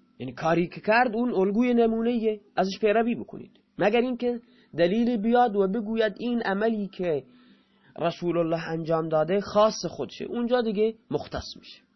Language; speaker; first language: Persian; non-native, local second language; Baluchi